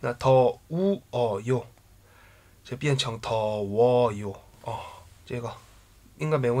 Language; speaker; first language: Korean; non-native, fluent; Chinese